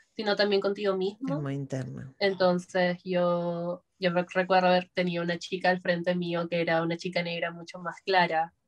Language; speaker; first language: Spanish; native; Spanish